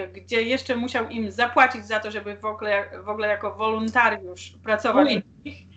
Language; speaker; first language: Polish; native; Polish